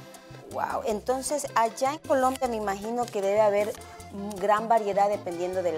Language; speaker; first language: Spanish; native; Spanish